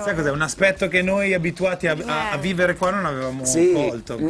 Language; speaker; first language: Italian; native; Italian